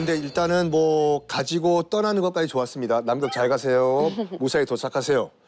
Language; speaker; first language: Korean; native; Korean